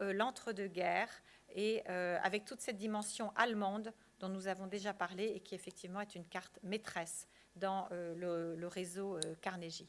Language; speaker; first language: French; native; French